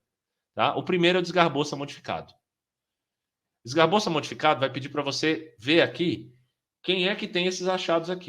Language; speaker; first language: Portuguese; native; Portuguese